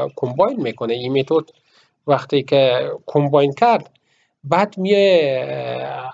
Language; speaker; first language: Persian; native; Persian